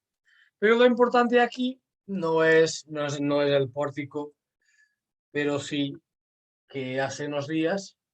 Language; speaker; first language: Spanish; non-native, fluent; Portuguese